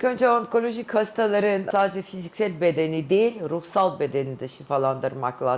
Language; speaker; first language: Turkish; non-native, fluent; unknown